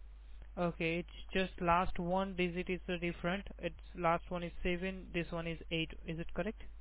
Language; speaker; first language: English; non-native, local second language; Gujarati